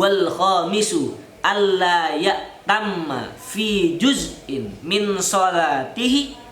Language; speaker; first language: Arabic; non-native, learner; Indonesian